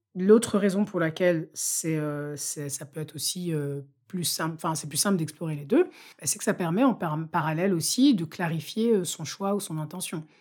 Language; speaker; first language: French; non-native, local second language; Bambara